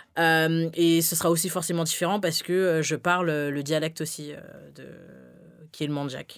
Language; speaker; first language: French; early bilingual, other home language; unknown